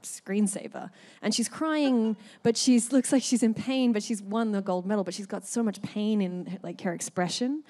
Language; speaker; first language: English; native; English